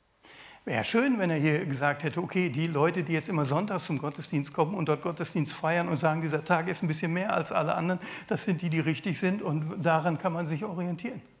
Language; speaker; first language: German; native; German